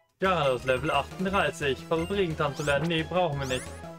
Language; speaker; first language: German; native; German